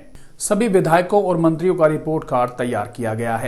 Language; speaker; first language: Hindi; native; Hindi